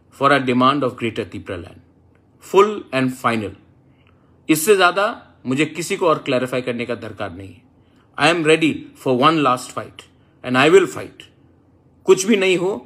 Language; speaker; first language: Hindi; non-native, local second language; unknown